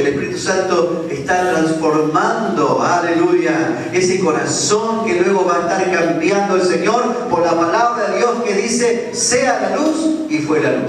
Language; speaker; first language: Spanish; native; Spanish